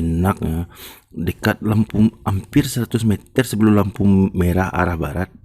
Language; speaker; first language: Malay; non-native, local second language; Minangkabau